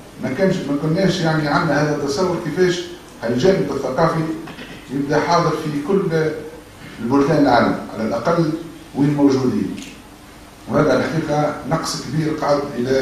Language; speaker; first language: Arabic; native; Arabic